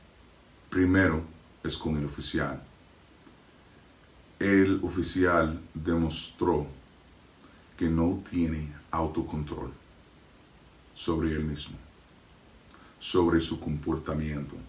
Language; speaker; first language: Spanish; non-native, fluent; English